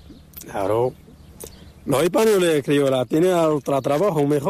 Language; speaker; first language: Spanish; non-native, learner; Arabic